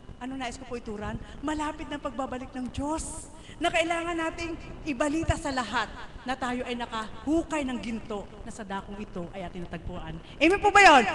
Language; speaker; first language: Filipino; non-native, local second language; Cebuano